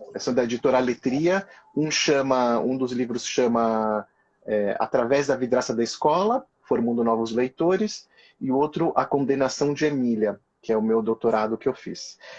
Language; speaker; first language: Portuguese; early bilingual, other home language; Hebrew